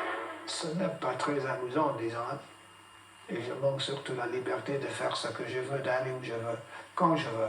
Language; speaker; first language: French; non-native, fluent; English